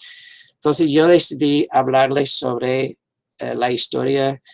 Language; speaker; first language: Spanish; non-native, fluent; English